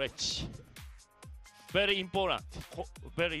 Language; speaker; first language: English; non-native, learner; Japanese